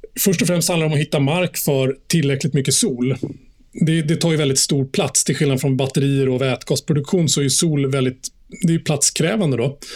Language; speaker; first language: Swedish; native; Swedish